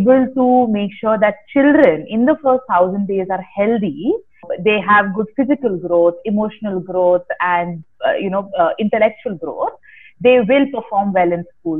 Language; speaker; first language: English; non-native, local second language; Kannada